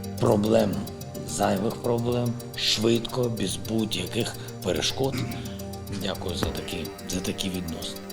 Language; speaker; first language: Ukrainian; non-native, local second language; Russian